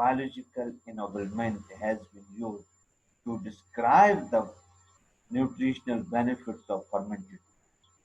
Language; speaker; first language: English; non-native, local second language; Urdu